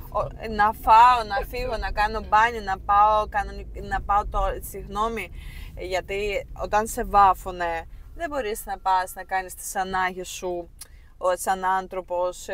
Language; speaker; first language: Greek; non-native, fluent; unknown